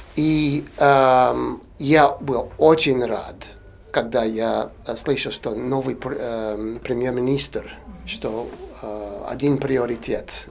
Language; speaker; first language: Russian; non-native, fluent; English